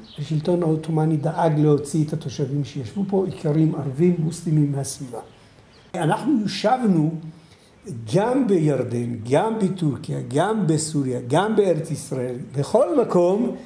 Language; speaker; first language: Hebrew; non-native, local second language; Adyghe